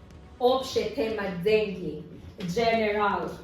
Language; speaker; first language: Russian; non-native, learner; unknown